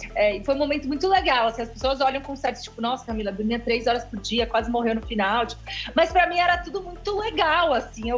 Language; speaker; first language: Portuguese; native; Portuguese